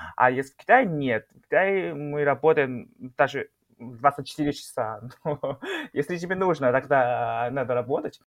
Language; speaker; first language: Russian; non-native, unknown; Chinese